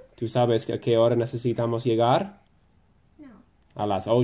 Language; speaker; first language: Spanish; non-native, learner; English